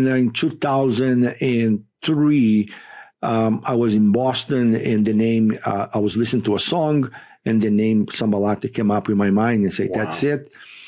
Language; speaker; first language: English; non-native, fluent; Portuguese